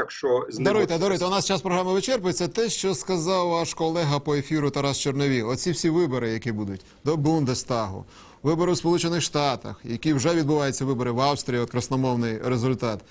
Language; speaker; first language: Ukrainian; native; Ukrainian